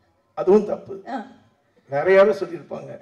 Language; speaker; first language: Tamil; native; Tamil